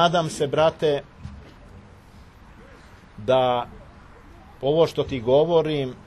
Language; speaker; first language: Serbian; native; Serbian